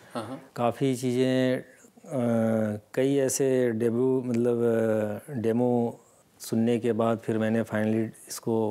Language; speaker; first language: Hindi; native; Hindi